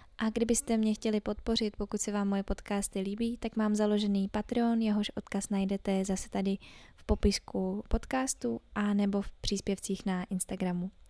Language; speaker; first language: Czech; native; Czech